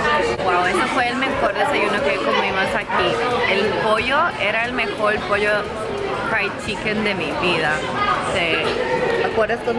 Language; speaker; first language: Spanish; non-native, fluent; Croatian